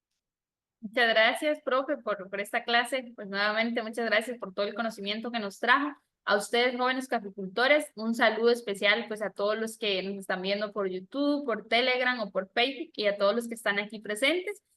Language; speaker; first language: Spanish; native; Spanish